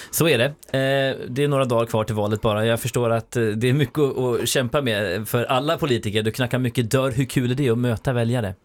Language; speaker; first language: Swedish; native; Swedish